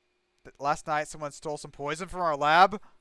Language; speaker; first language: English; native; English